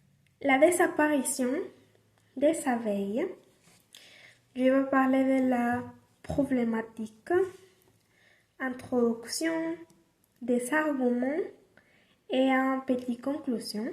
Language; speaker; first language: French; non-native, learner; Spanish